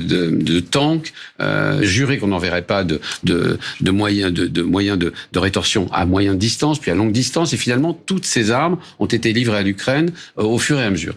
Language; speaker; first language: French; native; French